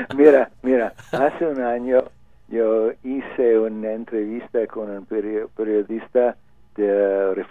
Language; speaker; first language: Spanish; non-native, learner; English